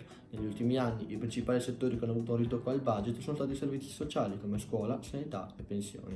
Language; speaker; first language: Italian; native; Italian